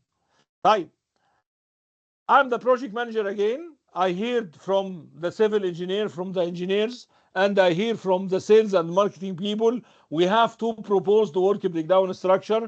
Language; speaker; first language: English; non-native, fluent; Arabic